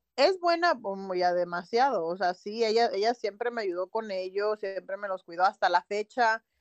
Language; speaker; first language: Spanish; native; Spanish